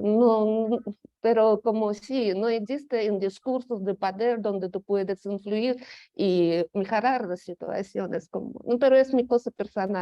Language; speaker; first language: Spanish; non-native, fluent; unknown